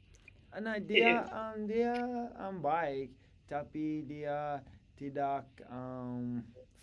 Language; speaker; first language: Indonesian; non-native, learner; English